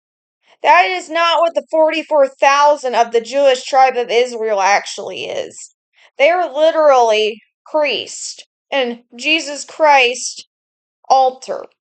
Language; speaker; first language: English; native; English